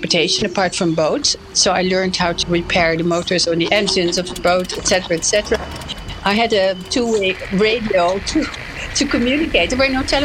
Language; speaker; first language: English; non-native, fluent; French